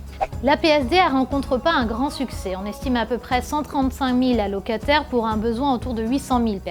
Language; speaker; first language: French; native; French